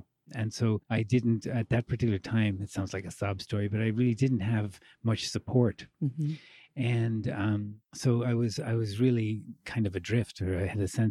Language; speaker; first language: English; native; English